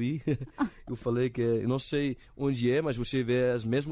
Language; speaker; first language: Portuguese; non-native, learner; Dutch